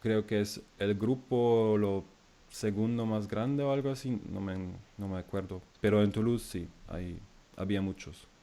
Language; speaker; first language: Spanish; non-native, fluent; German